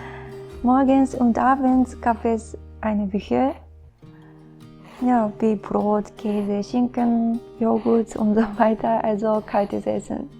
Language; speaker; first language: German; non-native, fluent; Japanese